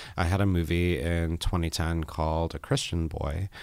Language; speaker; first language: English; native; English